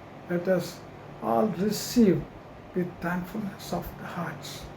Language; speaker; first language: English; non-native, local second language; Tamil